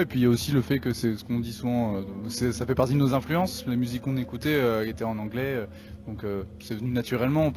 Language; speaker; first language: French; native; French